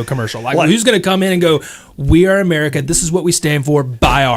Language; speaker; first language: English; native; English